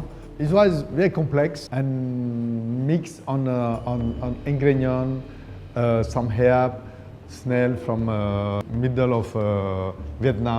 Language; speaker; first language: English; non-native, fluent; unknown